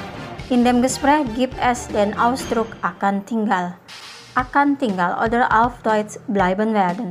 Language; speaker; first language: German; non-native, fluent; Indonesian